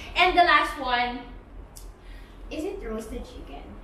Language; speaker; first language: English; non-native, local second language; Filipino